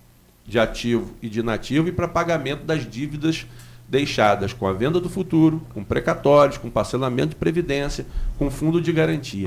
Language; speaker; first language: Portuguese; native; Portuguese